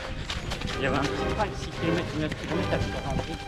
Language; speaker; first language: French; native; French